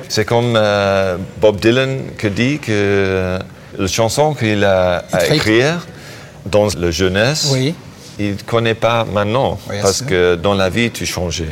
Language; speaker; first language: French; non-native, learner; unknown